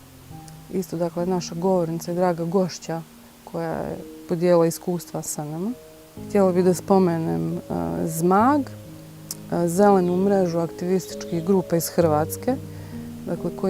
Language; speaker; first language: Bosnian; native; Bosnian